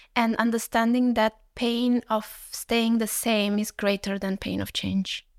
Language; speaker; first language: English; non-native, fluent; Uzbek